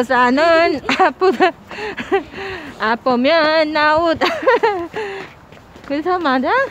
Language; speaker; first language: Korean; non-native, learner; Filipino